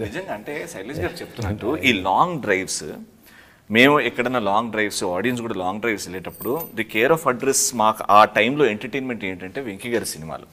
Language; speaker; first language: Telugu; native; Telugu